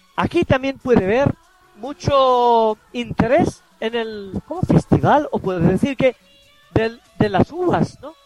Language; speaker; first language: Spanish; non-native, fluent; Bangla